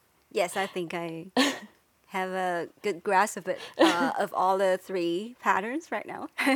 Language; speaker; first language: English; non-native, fluent; Chinese